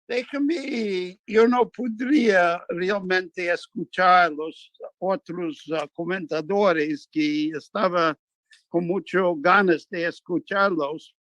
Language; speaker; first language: Spanish; non-native, fluent; English